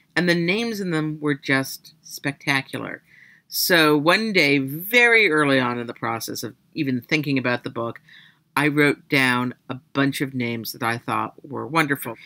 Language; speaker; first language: English; native; English